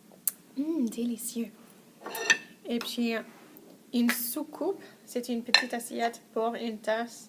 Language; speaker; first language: French; non-native, fluent; English